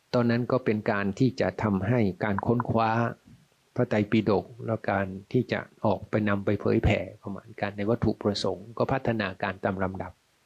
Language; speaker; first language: Thai; native; Thai